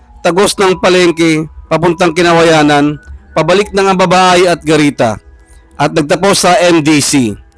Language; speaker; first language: Filipino; non-native, local second language; Pangasinan